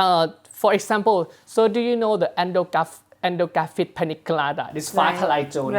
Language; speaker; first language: English; non-native, learner; Thai